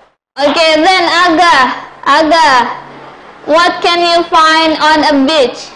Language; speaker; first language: English; non-native, local second language; Indonesian